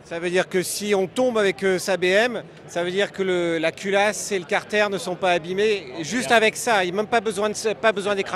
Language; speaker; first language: French; native; French